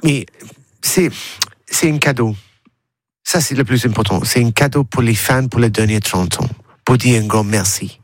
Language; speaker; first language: French; non-native, learner; English